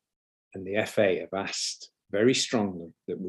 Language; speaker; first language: English; native; English